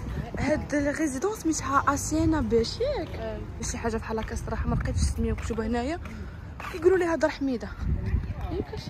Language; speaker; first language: Arabic; native; Arabic